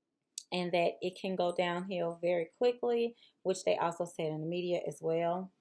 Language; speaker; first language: English; native; English